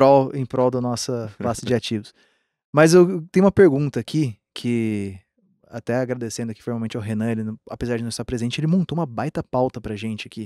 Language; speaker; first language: Portuguese; native; Portuguese